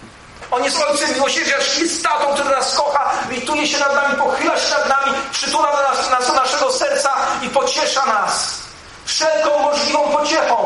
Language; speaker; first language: Polish; native; Polish